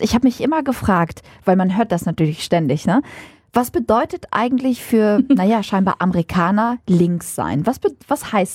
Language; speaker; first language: German; native; German